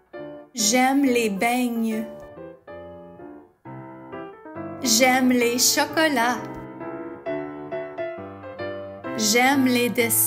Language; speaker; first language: French; non-native, fluent; English